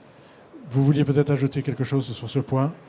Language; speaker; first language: French; native; French